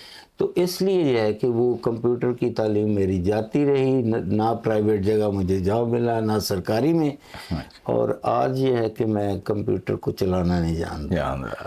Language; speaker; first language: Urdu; non-native, local second language; Punjabi